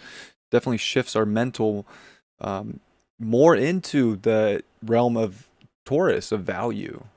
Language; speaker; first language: English; native; English